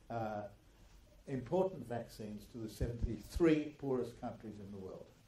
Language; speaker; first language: English; early bilingual, other home language; German